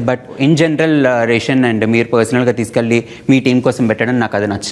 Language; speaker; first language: Telugu; native; Telugu